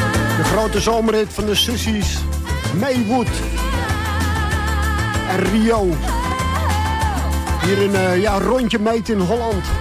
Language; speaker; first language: Dutch; native; Dutch